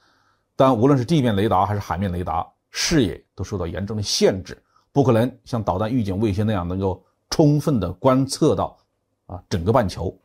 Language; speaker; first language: Chinese; native; Chinese